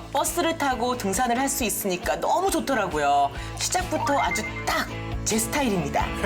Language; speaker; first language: Korean; native; Korean